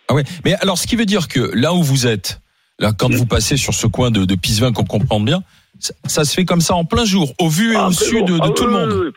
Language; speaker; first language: French; native; French